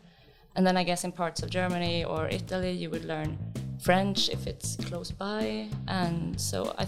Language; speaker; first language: English; non-native, fluent; Swedish